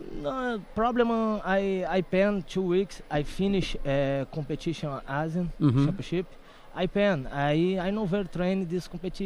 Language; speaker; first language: English; non-native, learner; Portuguese